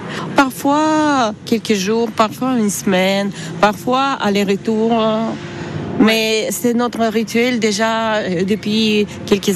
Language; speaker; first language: French; non-native, learner; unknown